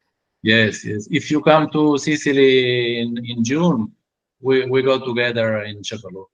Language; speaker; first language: English; non-native, learner; Italian